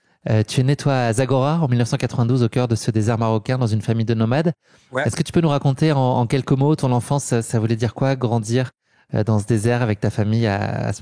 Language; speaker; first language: French; native; French